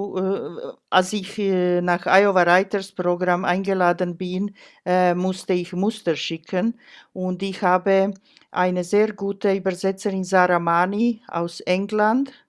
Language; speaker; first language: German; non-native, fluent; Croatian